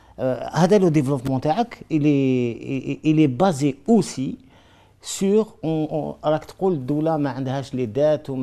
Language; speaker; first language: French; non-native, local second language; Arabic